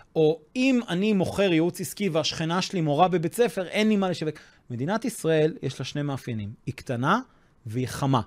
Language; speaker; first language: Hebrew; non-native, fluent; English